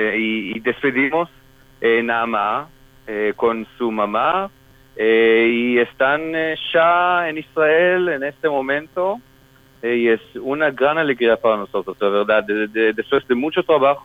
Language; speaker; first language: Spanish; non-native, fluent; Hebrew